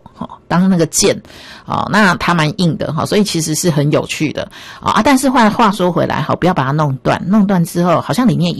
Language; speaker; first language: Chinese; native; Chinese